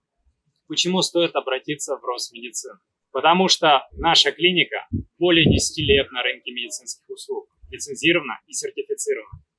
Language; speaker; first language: Russian; native; Russian